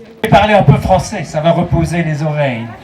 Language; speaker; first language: French; non-native, local second language; Rundi